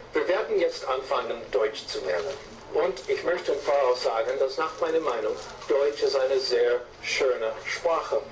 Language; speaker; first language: German; non-native, fluent; English